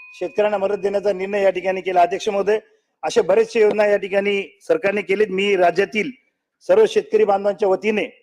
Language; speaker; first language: Marathi; native; Marathi